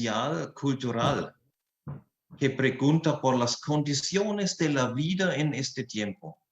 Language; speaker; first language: Spanish; non-native, fluent; German